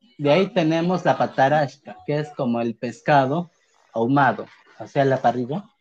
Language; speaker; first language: Spanish; native; Spanish